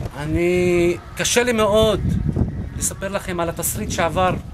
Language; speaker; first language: Hebrew; non-native, local second language; Arabic